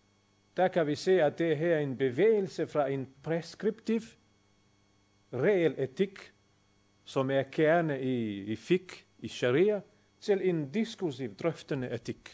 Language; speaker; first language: Danish; non-native, fluent; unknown